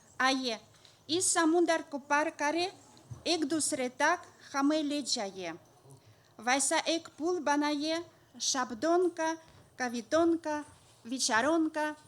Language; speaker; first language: Hindi; non-native, learner; Russian